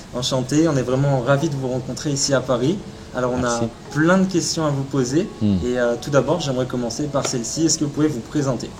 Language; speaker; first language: French; native; French